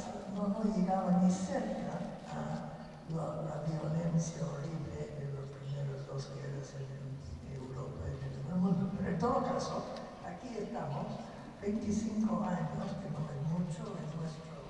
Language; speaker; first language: Spanish; non-native, fluent; English